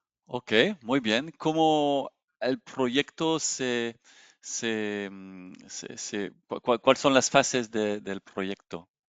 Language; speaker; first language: Spanish; non-native, learner; French